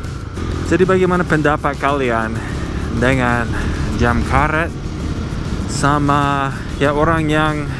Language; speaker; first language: Indonesian; non-native, fluent; English